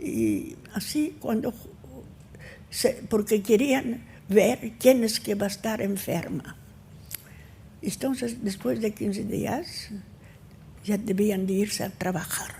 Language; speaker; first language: Spanish; early bilingual, heritage; Ladino